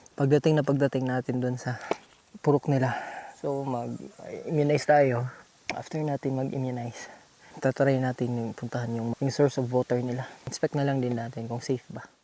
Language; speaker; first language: Filipino; non-native, local second language; Cebuano